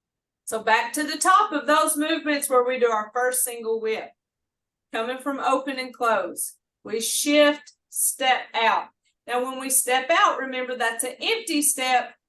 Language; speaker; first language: English; native; English